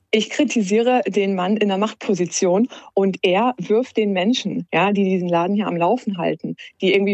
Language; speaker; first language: German; native; German